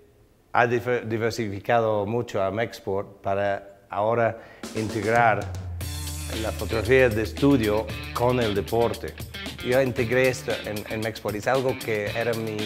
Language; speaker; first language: Spanish; non-native, fluent; English